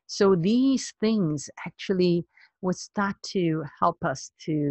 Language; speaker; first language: English; non-native, local second language; Cantonese